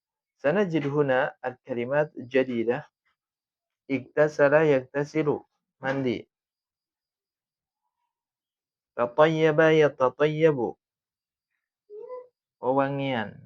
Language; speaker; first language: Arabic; non-native, fluent; Indonesian